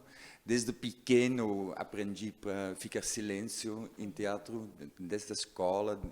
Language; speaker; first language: Portuguese; non-native, learner; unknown